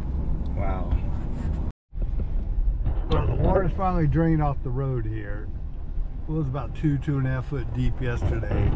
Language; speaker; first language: English; native; English